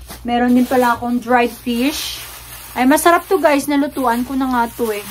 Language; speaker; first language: Filipino; non-native, local second language; Hiligaynon